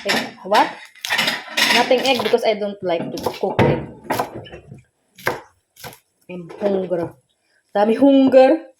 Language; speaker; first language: English; non-native, learner; Filipino